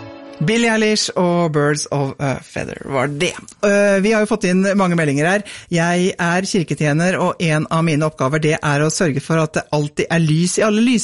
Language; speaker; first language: Norwegian; native; Norwegian